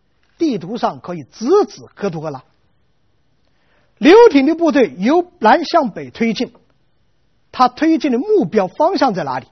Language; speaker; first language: Chinese; native; Chinese